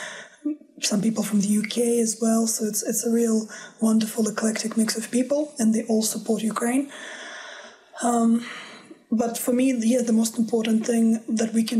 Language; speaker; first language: English; non-native, fluent; Russian